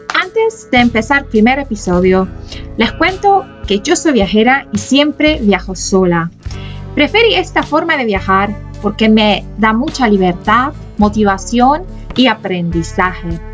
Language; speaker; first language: Spanish; non-native, fluent; Polish